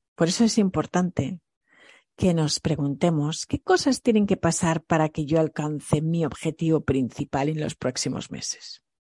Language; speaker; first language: Spanish; early bilingual, other home language; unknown